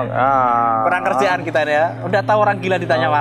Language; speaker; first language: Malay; non-native, local second language; Javanese